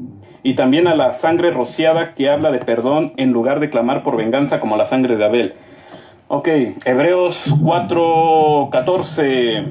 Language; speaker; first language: Spanish; native; Spanish